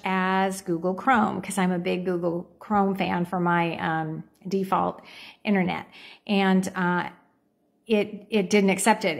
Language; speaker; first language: English; native; English